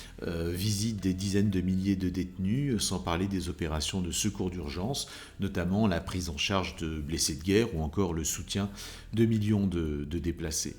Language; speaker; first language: French; native; French